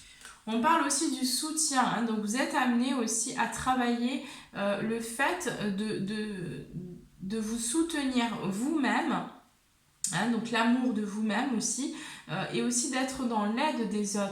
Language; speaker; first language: French; native; French